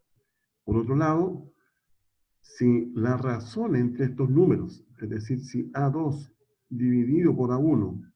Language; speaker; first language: Spanish; native; Spanish